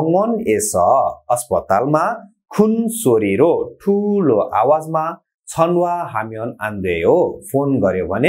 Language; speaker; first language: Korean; non-native, fluent; Nepali